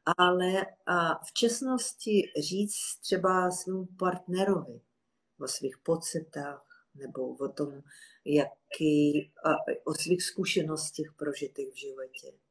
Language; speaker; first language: Czech; non-native, fluent; Russian